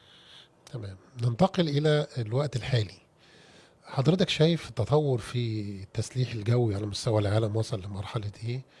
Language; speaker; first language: Arabic; native; Arabic